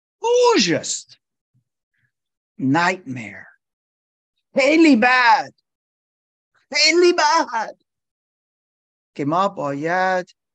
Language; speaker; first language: Persian; non-native, learner; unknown